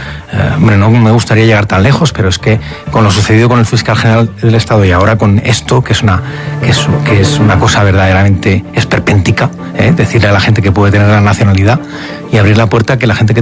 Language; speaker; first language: Spanish; native; Spanish